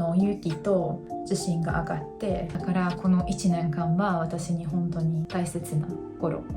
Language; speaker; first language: Japanese; non-native, fluent; Hungarian